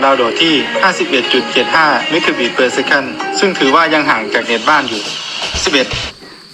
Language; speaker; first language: Thai; native; Thai